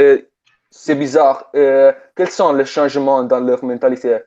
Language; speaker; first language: French; non-native, fluent; Italian